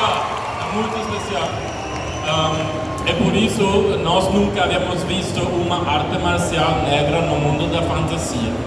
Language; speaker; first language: Portuguese; non-native, learner; Spanish